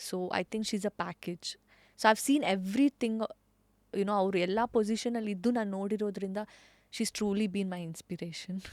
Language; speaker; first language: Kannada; non-native, local second language; Tulu